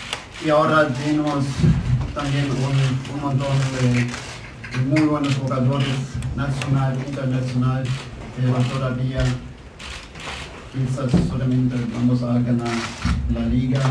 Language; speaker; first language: Spanish; non-native, fluent; German